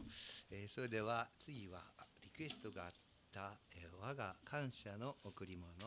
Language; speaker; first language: Japanese; native; Japanese